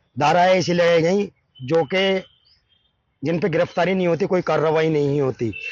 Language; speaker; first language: Hindi; native; Hindi